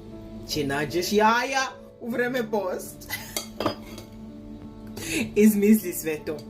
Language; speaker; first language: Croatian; early bilingual, heritage; Serbian